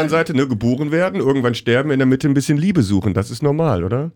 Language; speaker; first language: German; native; German